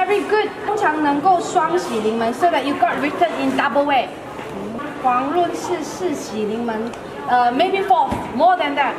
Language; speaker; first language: English; non-native, learner; Chinese